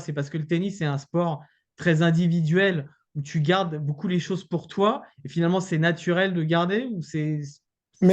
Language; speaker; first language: French; native; French